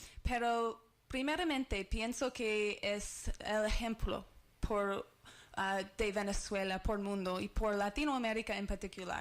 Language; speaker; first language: Spanish; non-native, learner; English